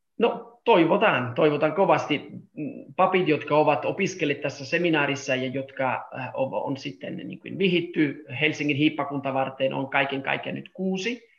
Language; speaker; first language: Finnish; non-native, fluent; Italian